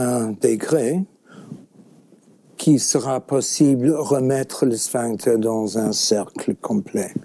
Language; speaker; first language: French; non-native, fluent; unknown